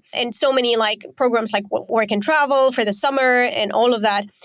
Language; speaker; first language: English; non-native, fluent; Romanian